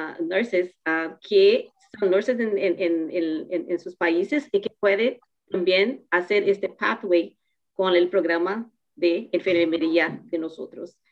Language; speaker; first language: Spanish; non-native, learner; Portuguese